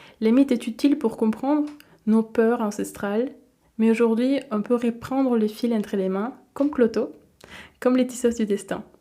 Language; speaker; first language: French; non-native, fluent; Spanish